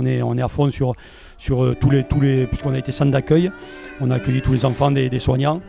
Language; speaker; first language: French; native; French